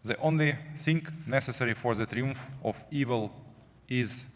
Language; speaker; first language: English; non-native, fluent; Ukrainian